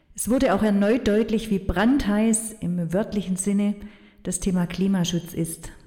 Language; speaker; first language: German; native; German